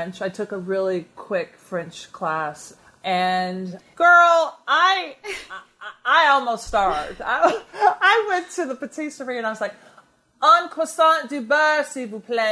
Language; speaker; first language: English; native; English